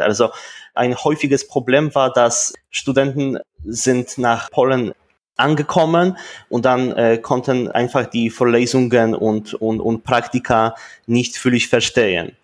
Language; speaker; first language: German; non-native, fluent; Polish